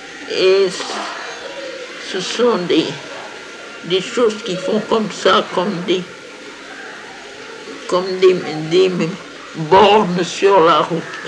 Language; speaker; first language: French; native; French